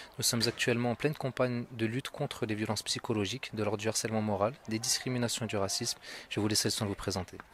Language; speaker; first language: French; native; French